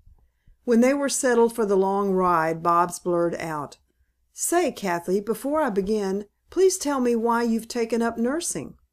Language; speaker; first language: English; native; English